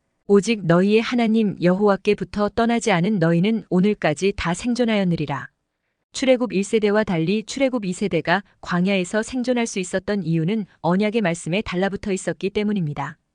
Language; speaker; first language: Korean; native; Korean